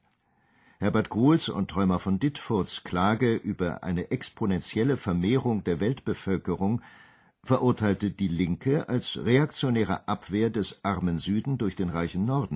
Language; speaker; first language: German; native; German